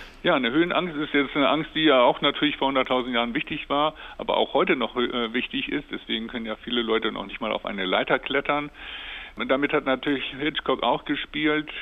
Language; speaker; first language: German; native; German